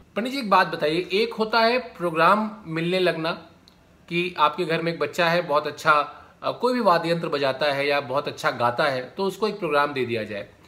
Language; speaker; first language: Hindi; native; Hindi